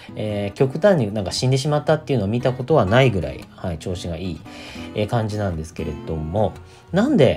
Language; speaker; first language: Japanese; native; Japanese